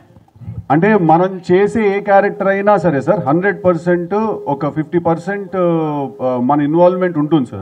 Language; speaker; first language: Telugu; native; Telugu